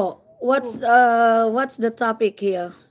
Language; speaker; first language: English; non-native, learner; Filipino